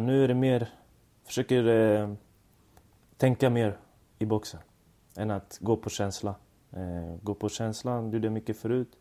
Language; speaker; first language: Swedish; early bilingual, other home language; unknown